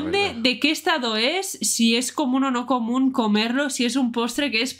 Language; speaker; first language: Spanish; native; Spanish